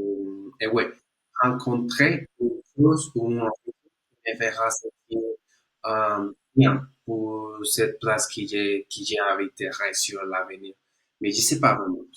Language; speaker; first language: French; non-native, learner; Spanish